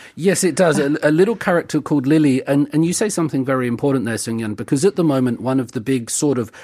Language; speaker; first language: English; native; English